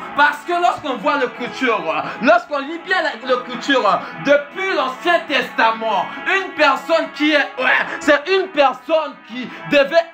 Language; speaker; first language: French; non-native, local second language; Swahili